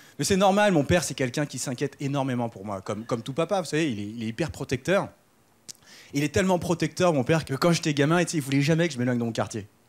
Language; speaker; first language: French; early bilingual, other home language; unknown